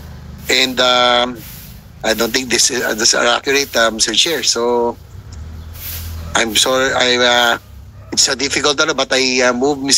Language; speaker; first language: English; non-native, local second language; Filipino